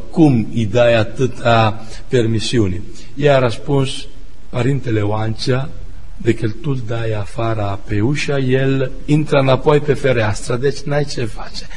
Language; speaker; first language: Romanian; non-native, fluent; Italian